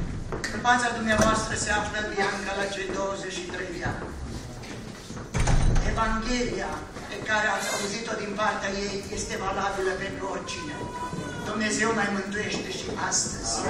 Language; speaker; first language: Romanian; native; Romanian